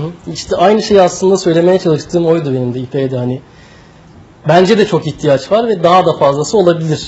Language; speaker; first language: Turkish; native; Turkish